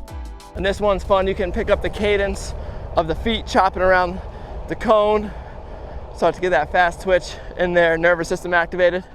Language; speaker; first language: English; native; English